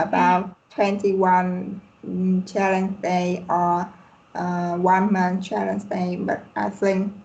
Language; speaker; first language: English; non-native, learner; Vietnamese